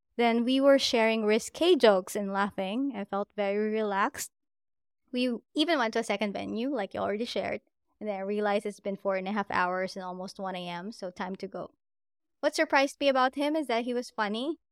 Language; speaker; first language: English; non-native, local second language; Filipino